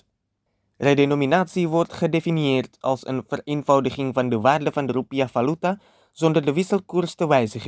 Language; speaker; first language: Dutch; non-native, fluent; Indonesian